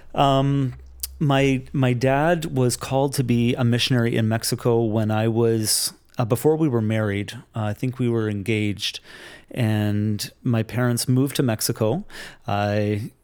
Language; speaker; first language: English; native; English